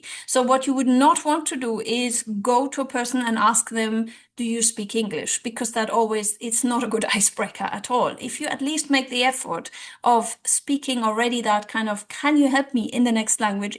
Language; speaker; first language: English; non-native, fluent; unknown